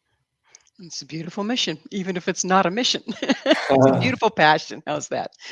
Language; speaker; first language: English; native; English